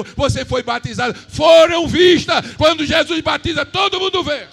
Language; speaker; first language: Portuguese; native; Portuguese